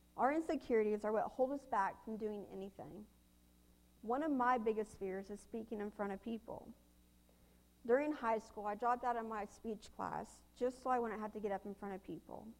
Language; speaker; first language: English; native; English